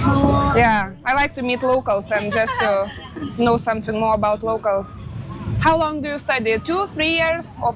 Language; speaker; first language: English; non-native, learner; Lithuanian